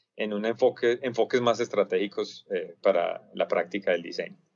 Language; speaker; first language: Spanish; native; Spanish